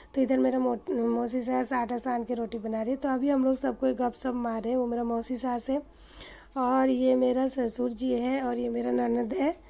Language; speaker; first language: Hindi; non-native, local second language; Bangla